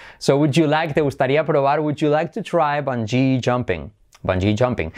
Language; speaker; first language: English; non-native, fluent; Spanish